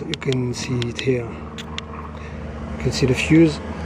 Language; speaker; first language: English; non-native, learner; French